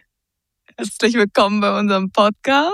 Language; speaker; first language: German; native; German